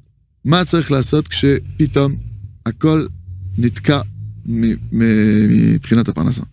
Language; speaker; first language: Hebrew; non-native, fluent; French